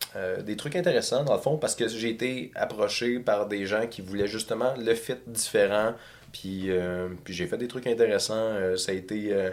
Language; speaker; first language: French; native; French